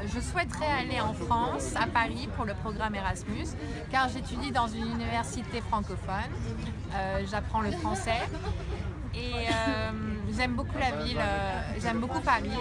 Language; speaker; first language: French; non-native, fluent; Turkish